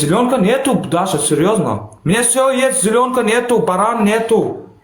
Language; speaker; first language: Russian; non-native, learner; Turkmen